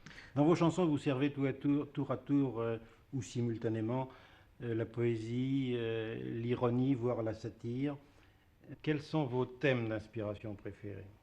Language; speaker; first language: French; native; French